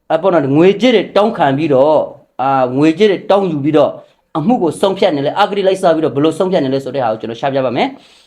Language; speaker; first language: Burmese; non-native, local second language; Rohingya